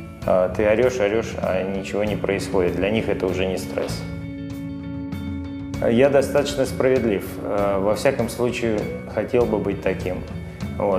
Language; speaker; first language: Russian; native; Russian